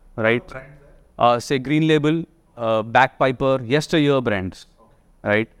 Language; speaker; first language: English; non-native, local second language; Hindi